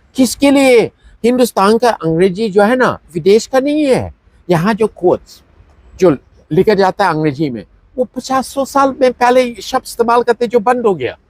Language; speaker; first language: Hindi; non-native, fluent; English